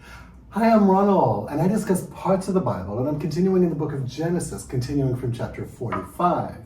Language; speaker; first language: English; native; English